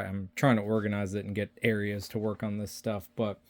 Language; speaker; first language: English; native; English